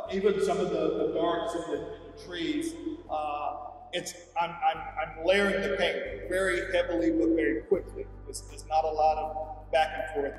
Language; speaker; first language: English; native; English